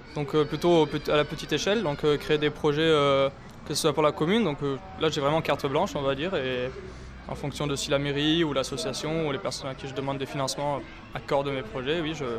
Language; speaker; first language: French; native; French